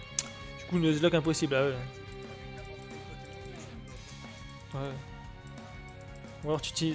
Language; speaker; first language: French; native; French